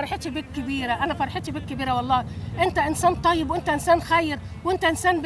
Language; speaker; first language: Arabic; native; Arabic